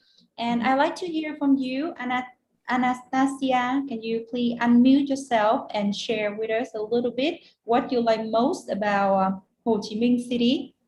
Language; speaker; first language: English; non-native, fluent; Vietnamese